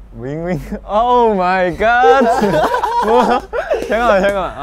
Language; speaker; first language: Korean; non-native, learner; Chinese